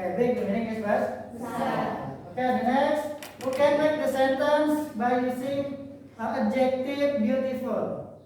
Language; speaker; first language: English; non-native, fluent; Indonesian